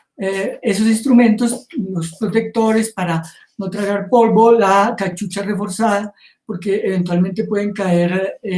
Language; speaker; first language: Spanish; native; Spanish